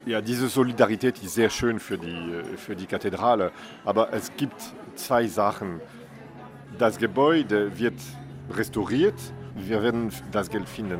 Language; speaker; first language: German; non-native, fluent; French